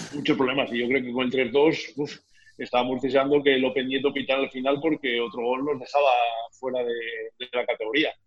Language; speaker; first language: Spanish; native; Spanish